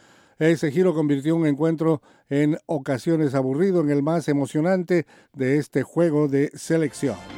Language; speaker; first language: Spanish; native; Spanish